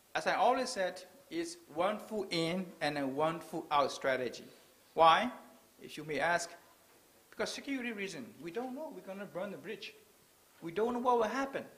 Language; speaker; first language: English; non-native, fluent; Burmese